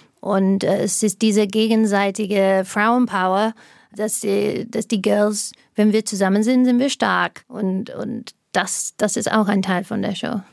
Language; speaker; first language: German; non-native, fluent; English